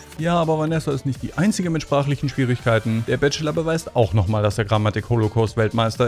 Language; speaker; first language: German; native; German